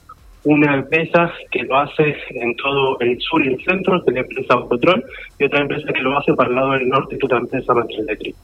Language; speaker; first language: Spanish; native; Spanish